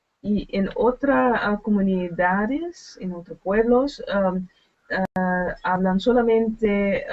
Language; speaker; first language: Spanish; non-native, learner; Dutch